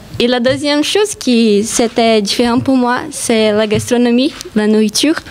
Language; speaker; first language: French; non-native, learner; Portuguese